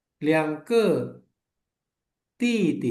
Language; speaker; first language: Chinese; non-native, learner; Indonesian